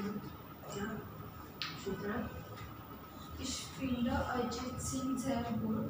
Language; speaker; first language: German; non-native, learner; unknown